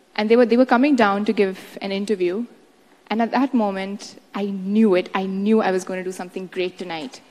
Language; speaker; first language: English; non-native, local second language; Hindi